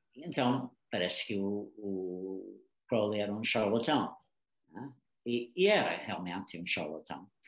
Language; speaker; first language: Portuguese; non-native, fluent; English